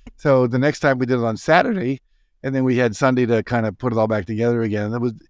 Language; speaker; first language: English; native; English